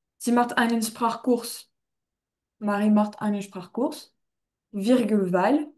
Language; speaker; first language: German; non-native, fluent; French